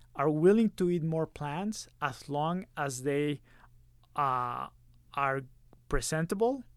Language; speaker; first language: English; early bilingual, other home language; Spanish